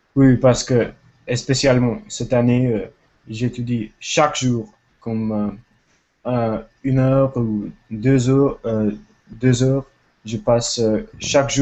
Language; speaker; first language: French; non-native, learner; English